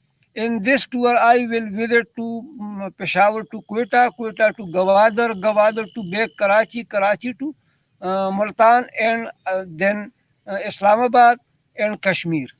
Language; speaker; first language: English; non-native, learner; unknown